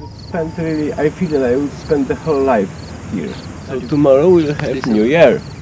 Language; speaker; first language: English; non-native, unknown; Polish